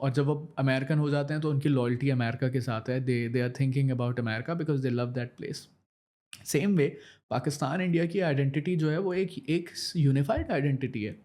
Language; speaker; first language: Urdu; native; Urdu